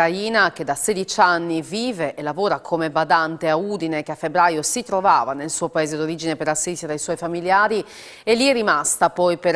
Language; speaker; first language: Italian; native; Italian